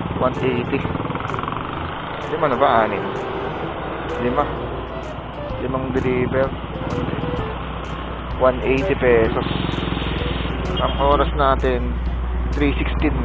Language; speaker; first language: Filipino; native; Filipino